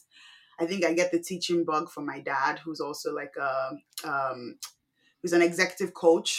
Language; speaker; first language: English; non-native, local second language; Yoruba